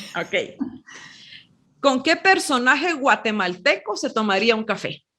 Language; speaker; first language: Spanish; native; Spanish